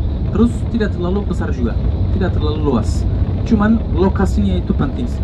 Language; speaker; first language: Indonesian; non-native, fluent; Turkish